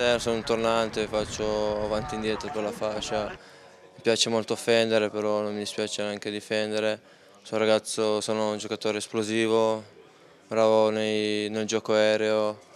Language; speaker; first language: Italian; early bilingual, other home language; Romanian